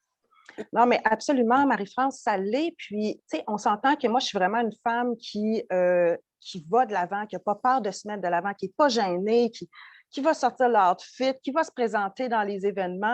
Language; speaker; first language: French; native; French